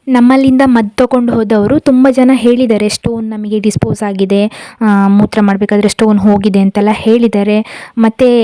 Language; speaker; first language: Kannada; native; Kannada